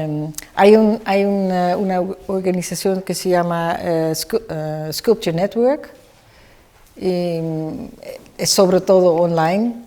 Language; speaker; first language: Spanish; non-native, fluent; Dutch